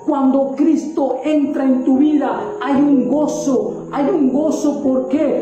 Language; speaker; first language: Spanish; native; Spanish